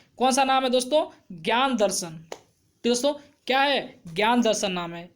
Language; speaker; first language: Hindi; native; Hindi